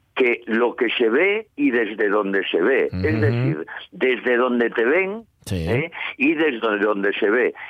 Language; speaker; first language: Spanish; native; Spanish